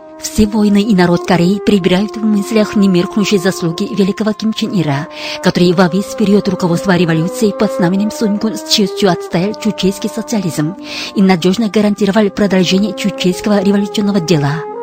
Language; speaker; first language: Russian; non-native, fluent; Korean